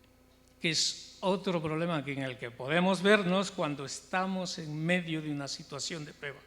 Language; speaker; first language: Spanish; native; Spanish